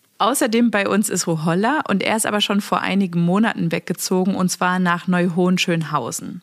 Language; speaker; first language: German; native; German